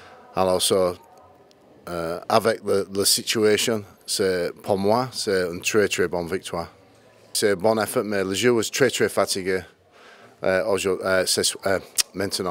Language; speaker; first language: French; non-native, learner; English